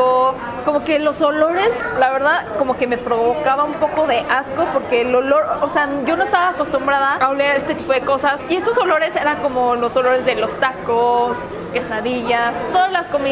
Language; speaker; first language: Spanish; early bilingual, other home language; Korean